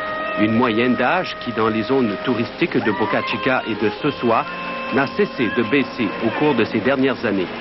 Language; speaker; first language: French; native; French